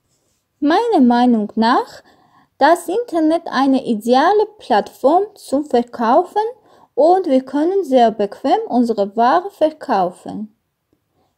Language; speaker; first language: German; non-native, learner; Armenian